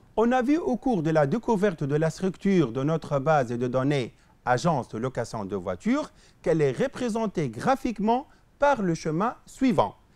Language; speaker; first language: French; non-native, local second language; Arabic